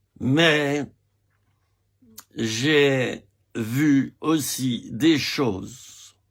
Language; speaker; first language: French; native; French